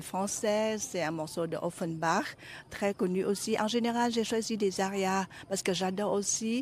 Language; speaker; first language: French; non-native, fluent; Vietnamese